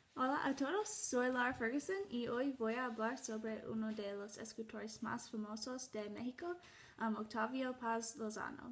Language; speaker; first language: Spanish; non-native, learner; English